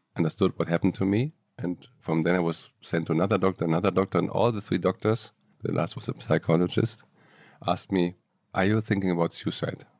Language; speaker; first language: English; non-native, fluent; German